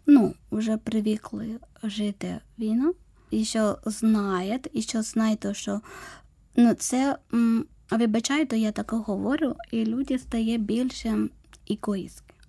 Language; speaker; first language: Ukrainian; non-native, learner; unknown